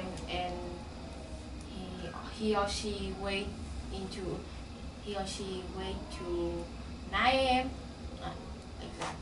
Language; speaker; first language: English; non-native, learner; Vietnamese